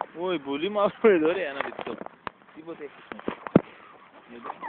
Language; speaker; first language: Greek; non-native, learner; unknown